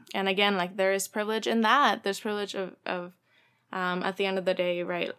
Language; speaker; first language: English; early bilingual, other home language; Spanish